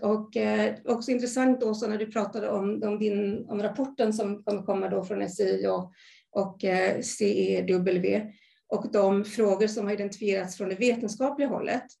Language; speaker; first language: Swedish; native; Swedish